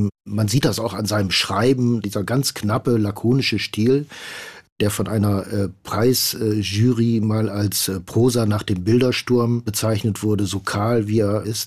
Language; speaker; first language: German; native; German